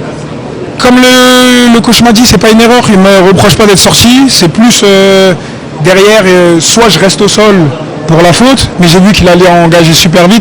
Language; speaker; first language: French; native; French